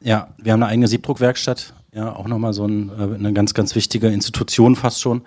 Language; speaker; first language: German; native; German